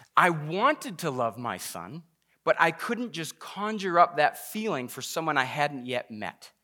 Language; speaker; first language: English; native; English